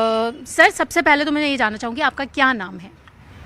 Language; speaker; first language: Hindi; native; Hindi